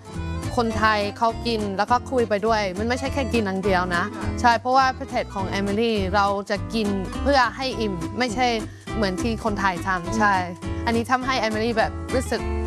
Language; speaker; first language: Thai; non-native, fluent; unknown